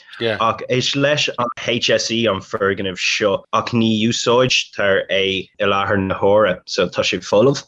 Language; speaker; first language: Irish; non-native, local second language; English